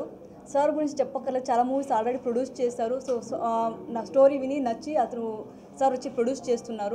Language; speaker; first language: Telugu; non-native, fluent; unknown